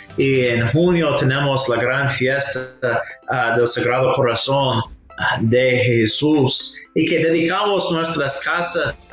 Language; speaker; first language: Spanish; non-native, fluent; English